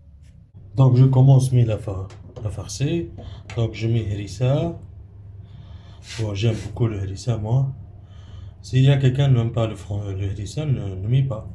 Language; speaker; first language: French; non-native, learner; Arabic